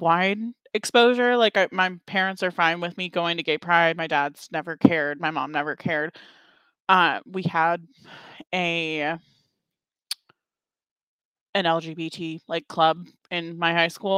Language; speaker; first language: English; native; English